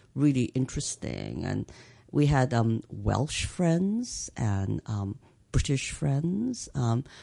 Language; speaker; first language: English; native; English